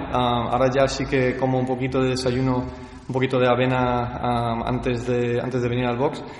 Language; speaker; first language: Spanish; early bilingual, heritage; Spanish